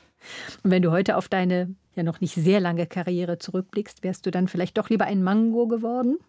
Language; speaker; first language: German; native; German